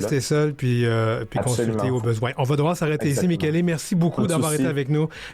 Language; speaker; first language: French; native; French